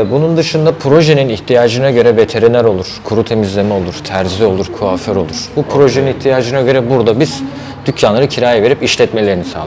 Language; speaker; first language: Turkish; native; Turkish